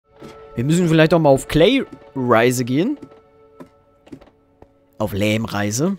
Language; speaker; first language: German; native; German